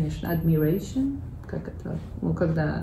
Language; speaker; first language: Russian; early bilingual, heritage; Russian